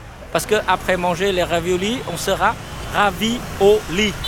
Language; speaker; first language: French; non-native, fluent; Vietnamese